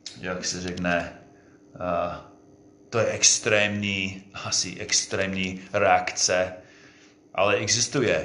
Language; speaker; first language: Czech; non-native, fluent; English